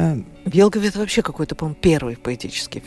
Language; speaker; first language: Russian; native; Russian